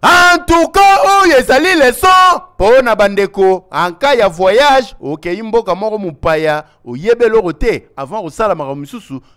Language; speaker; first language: Lingala; non-native, local second language; Kituba (Democratic Republic of Congo)